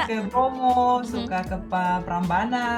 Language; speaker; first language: Indonesian; non-native, fluent; Russian